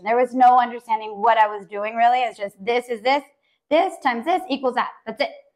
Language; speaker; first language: English; native; English